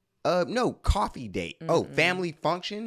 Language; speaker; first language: English; native; English